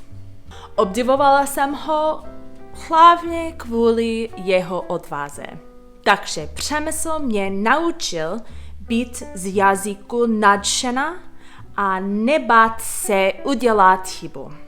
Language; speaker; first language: Czech; non-native, fluent; English